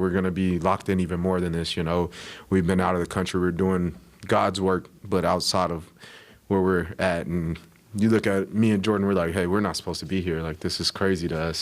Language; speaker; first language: English; native; English